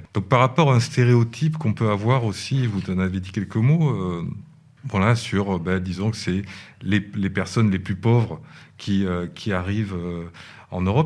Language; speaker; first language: French; native; French